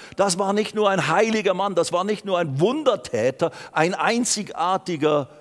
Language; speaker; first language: German; native; German